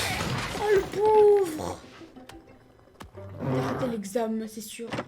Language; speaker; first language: French; native; French